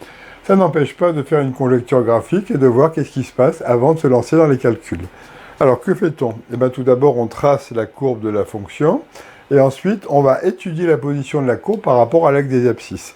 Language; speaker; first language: French; native; French